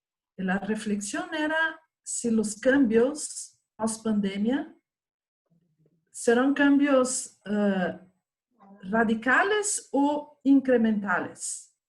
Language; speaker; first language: Spanish; non-native, fluent; Portuguese